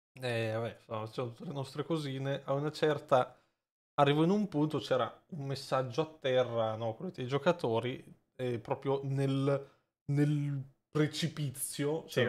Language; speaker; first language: Italian; native; Italian